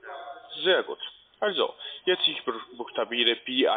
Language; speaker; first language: German; non-native, learner; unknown